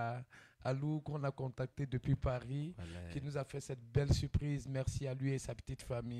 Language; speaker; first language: French; non-native, local second language; Bambara